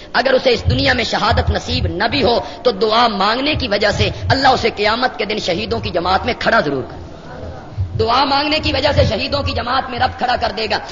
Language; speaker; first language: Urdu; non-native, local second language; Punjabi